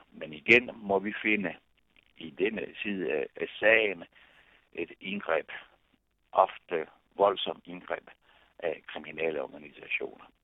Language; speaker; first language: Danish; non-native, fluent; Italian